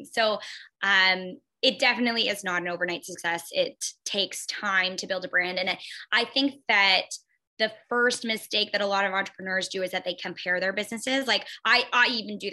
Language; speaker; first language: English; native; English